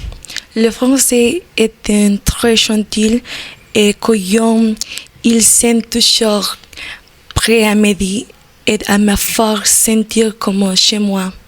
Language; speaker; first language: French; non-native, learner; Spanish